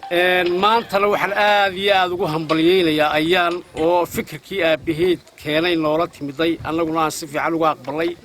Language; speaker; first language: Somali; native; Somali